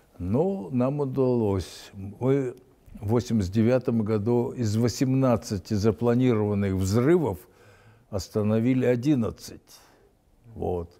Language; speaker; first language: Russian; native; Russian